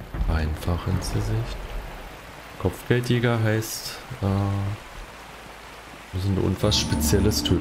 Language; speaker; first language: German; native; German